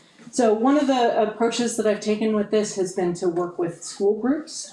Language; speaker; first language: English; native; English